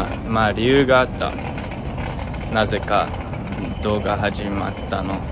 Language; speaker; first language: Japanese; non-native, learner; English